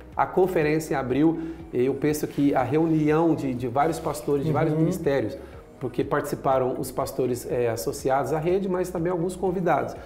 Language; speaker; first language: Portuguese; native; Portuguese